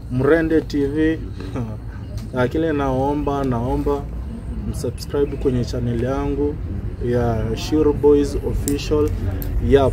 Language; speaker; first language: Swahili; non-native, local second language; Luyia